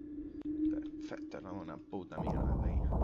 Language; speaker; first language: Spanish; native; Spanish